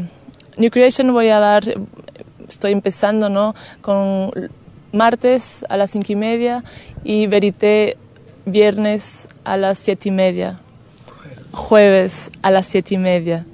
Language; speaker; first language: Spanish; non-native, fluent; Portuguese